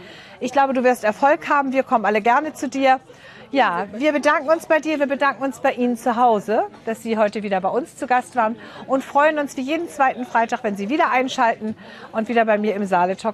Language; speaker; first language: German; native; German